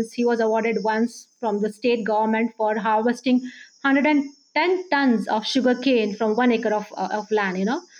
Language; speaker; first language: English; non-native, local second language; Marathi